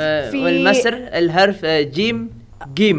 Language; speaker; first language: Arabic; non-native, learner; Indonesian